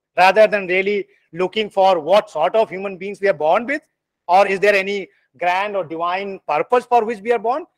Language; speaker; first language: English; non-native, local second language; Hindi